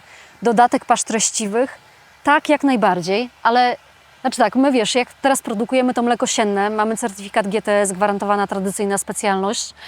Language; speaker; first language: Polish; native; Polish